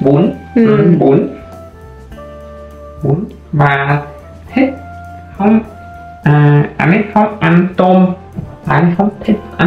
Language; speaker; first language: Vietnamese; non-native, learner; French